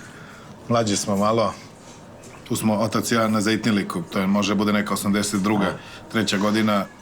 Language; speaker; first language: Bosnian; native; Bosnian